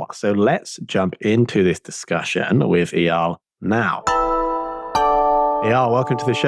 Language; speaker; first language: English; native; English